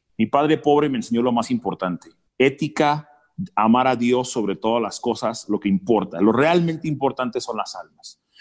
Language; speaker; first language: Spanish; early bilingual, other home language; English